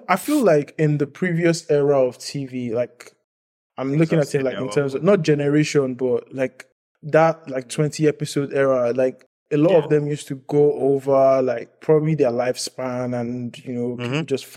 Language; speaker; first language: English; non-native, local second language; Yoruba